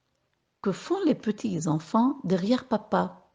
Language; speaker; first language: French; non-native, local second language; Arabic